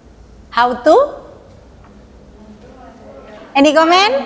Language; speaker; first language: English; non-native, learner; Indonesian